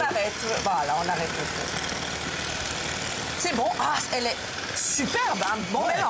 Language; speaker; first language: French; native; French